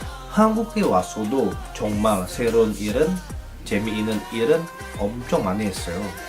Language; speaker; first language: Korean; non-native, fluent; Indonesian